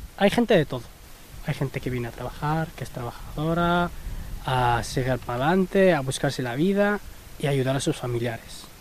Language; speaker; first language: Spanish; early bilingual, other home language; Arabic